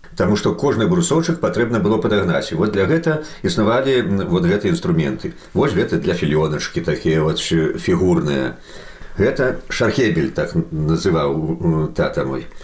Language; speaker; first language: Belarusian; native; Belarusian